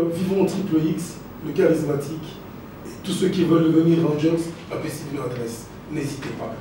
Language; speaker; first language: French; non-native, local second language; Lingala